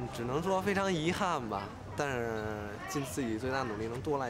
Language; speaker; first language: Chinese; native; Chinese